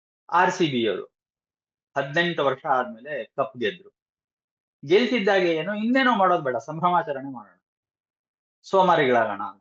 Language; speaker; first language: Kannada; native; Kannada